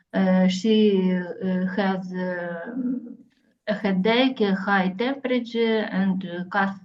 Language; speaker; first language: English; non-native, learner; Russian